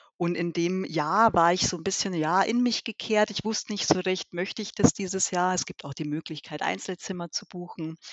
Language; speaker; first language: German; early bilingual, other home language; Albanian